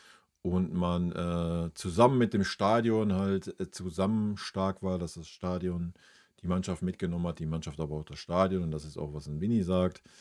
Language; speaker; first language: German; native; German